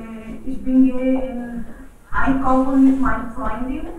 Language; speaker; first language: German; non-native, learner; Hindi